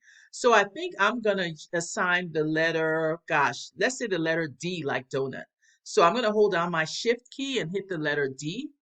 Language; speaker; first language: English; native; English